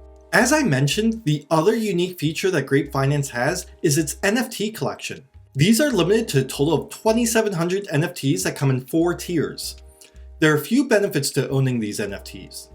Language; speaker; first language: English; native; English